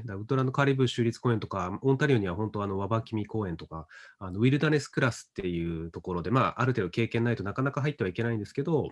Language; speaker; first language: Japanese; native; Japanese